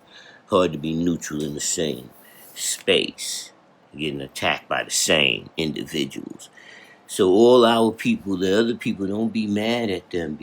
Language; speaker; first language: English; native; English